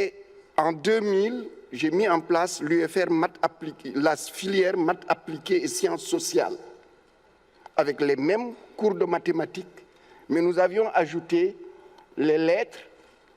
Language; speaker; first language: French; non-native, local second language; Wolof